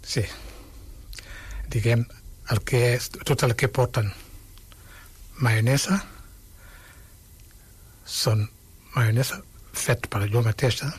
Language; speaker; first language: Catalan; non-native, fluent; Wolof